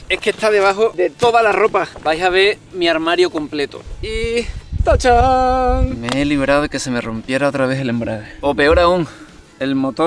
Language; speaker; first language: Spanish; native; Spanish